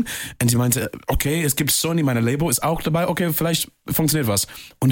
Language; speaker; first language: German; non-native, fluent; English